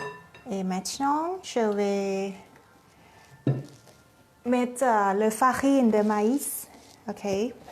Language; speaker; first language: French; non-native, fluent; Thai